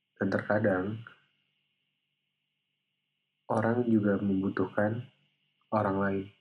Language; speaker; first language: Indonesian; native; Indonesian